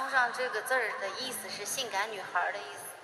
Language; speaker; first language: Chinese; native; Chinese